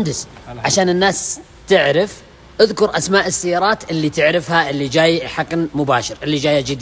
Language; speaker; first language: Arabic; native; Arabic